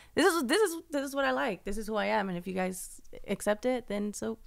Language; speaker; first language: English; native; English